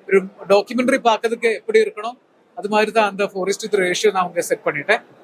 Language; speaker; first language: Tamil; non-native, learner; Malayalam